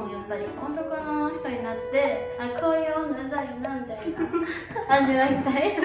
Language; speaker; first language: Japanese; native; Japanese